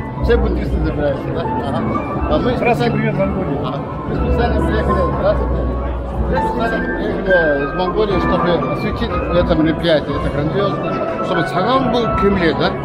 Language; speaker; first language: Russian; non-native, fluent; Mongolian